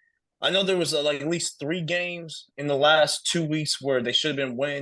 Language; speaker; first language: English; native; English